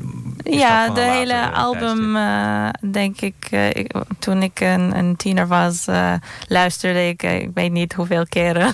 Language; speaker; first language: Dutch; non-native, fluent; Turkish